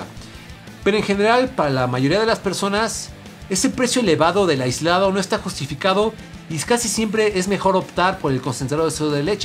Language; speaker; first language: Spanish; native; Spanish